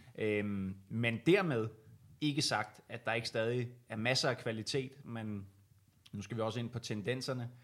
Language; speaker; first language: Danish; native; Danish